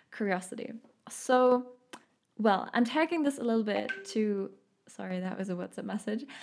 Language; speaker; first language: English; non-native, fluent; German